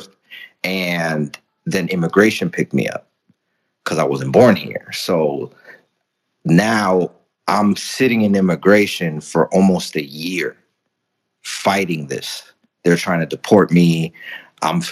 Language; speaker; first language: English; early bilingual, other home language; Spanish